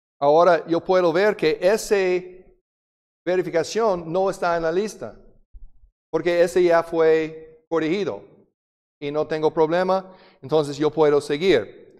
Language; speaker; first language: Spanish; non-native, fluent; English